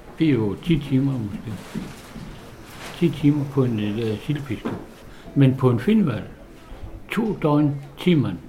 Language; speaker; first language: Danish; non-native, local second language; Kalaallisut